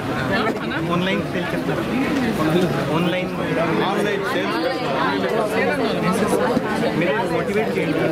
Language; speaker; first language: Telugu; non-native, fluent; Hindi